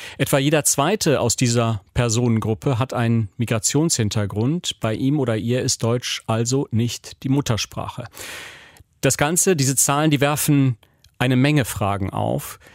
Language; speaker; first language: German; native; German